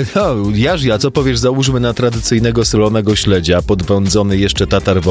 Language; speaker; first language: Polish; native; Polish